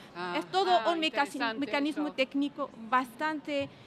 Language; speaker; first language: Spanish; non-native, fluent; Arabic